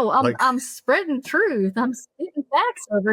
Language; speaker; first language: English; native; English